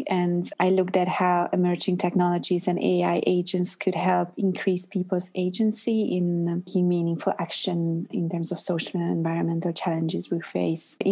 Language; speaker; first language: English; non-native, fluent; Hungarian